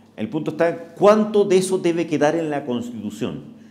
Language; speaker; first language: Spanish; native; Spanish